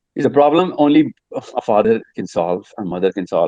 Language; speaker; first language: English; non-native, local second language; Urdu